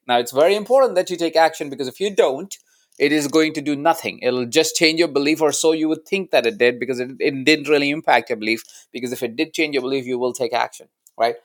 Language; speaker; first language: English; non-native, local second language; Hindi